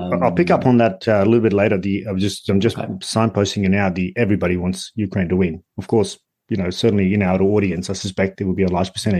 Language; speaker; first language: English; native; English